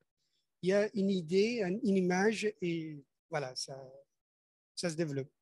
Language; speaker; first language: French; non-native, fluent; Persian